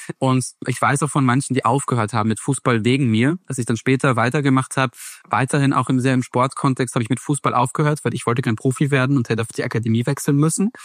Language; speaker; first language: German; native; German